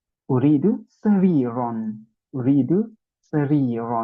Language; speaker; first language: Arabic; non-native, fluent; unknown